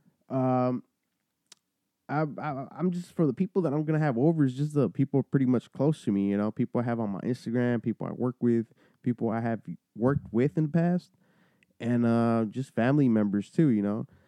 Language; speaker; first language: English; early bilingual, other home language; Spanish